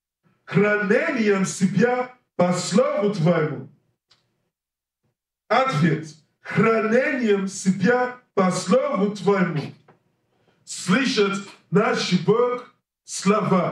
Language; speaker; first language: Russian; non-native, learner; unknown